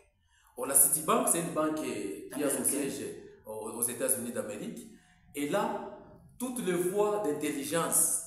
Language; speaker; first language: French; non-native, local second language; Swahili